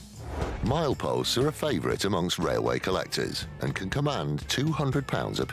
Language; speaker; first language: English; native; English